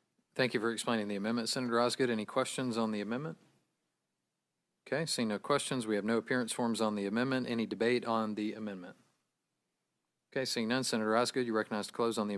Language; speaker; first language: English; native; English